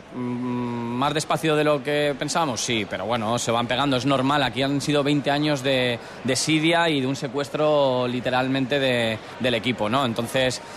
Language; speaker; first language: Spanish; native; Spanish